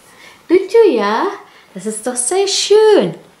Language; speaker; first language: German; non-native, fluent; Indonesian